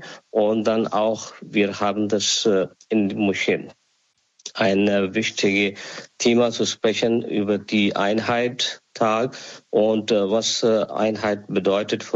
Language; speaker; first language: German; non-native, learner; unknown